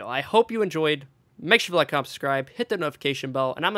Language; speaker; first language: English; native; English